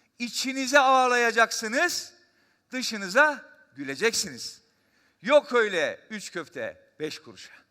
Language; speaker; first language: Turkish; native; Turkish